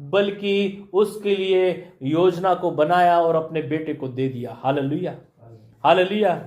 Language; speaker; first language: Hindi; non-native, local second language; Marathi